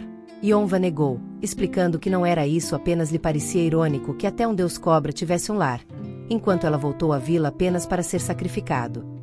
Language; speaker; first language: Portuguese; native; Portuguese